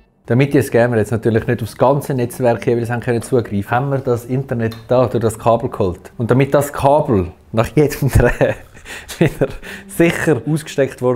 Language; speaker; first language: German; native; German